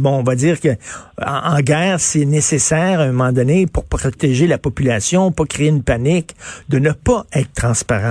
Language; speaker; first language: French; native; French